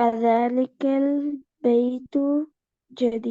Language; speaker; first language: Arabic; non-native, learner; Urdu